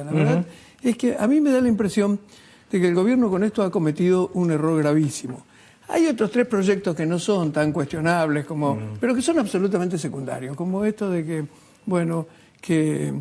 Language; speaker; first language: Spanish; native; Spanish